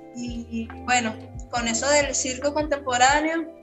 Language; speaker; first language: Spanish; native; Spanish